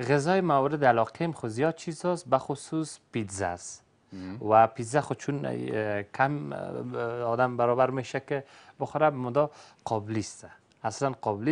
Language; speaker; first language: Persian; native; Persian